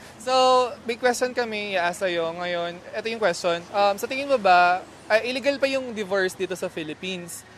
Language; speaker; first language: Filipino; native; Filipino